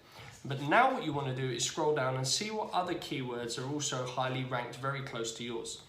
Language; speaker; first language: English; native; English